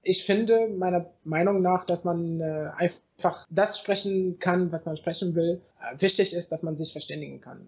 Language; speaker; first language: German; non-native, fluent; Arabic